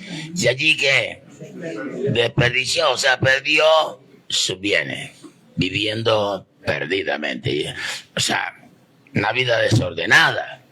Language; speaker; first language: Spanish; native; Spanish